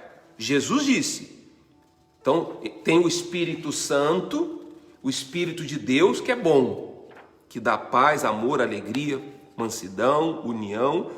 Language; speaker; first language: Portuguese; native; Portuguese